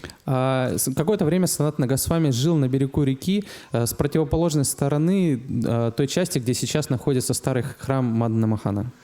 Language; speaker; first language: Russian; native; Russian